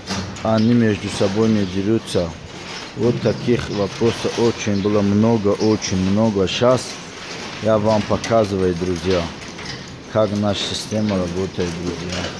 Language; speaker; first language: Russian; non-native, fluent; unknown